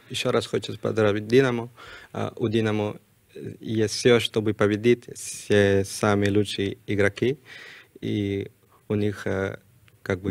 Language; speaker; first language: Russian; non-native, learner; Spanish